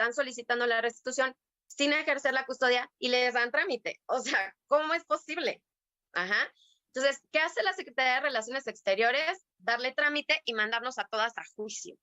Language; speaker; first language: Spanish; native; Spanish